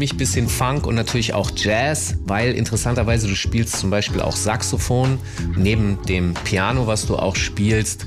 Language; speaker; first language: German; native; German